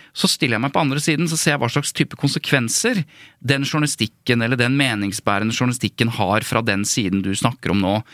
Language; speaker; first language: Norwegian; native; Norwegian